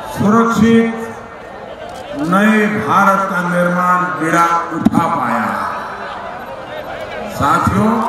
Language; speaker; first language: Hindi; non-native, local second language; Gujarati